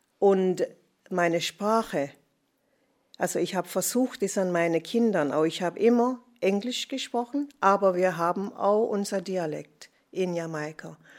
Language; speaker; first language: German; non-native, fluent; English